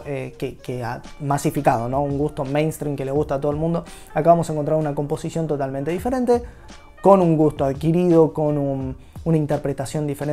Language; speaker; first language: Spanish; native; Spanish